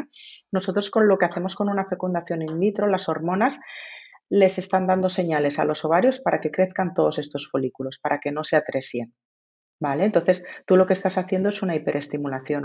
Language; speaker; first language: Spanish; native; Spanish